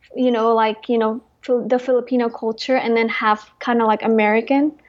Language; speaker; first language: English; early bilingual, other home language; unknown